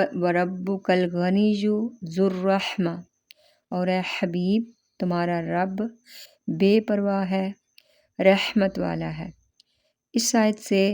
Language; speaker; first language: Urdu; native; Urdu